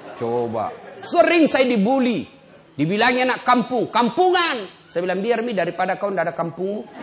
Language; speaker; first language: Indonesian; non-native, local second language; Buginese